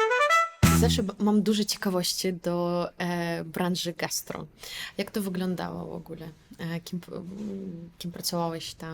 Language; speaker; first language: Polish; non-native, fluent; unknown